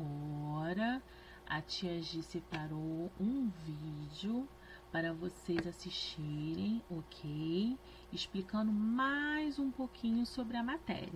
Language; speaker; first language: Portuguese; native; Portuguese